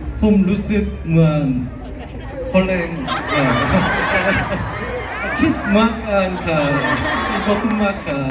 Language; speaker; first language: Thai; non-native, learner; Korean